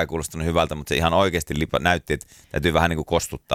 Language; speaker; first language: Finnish; native; Finnish